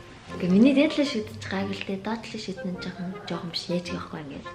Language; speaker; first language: Mongolian; native; Mongolian